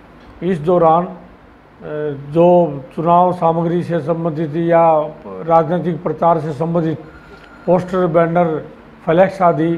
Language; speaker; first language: Hindi; native; Hindi